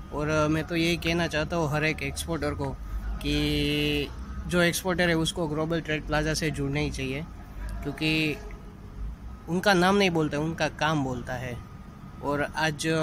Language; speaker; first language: Hindi; non-native, local second language; Gujarati